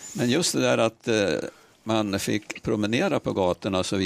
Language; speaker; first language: Swedish; native; Swedish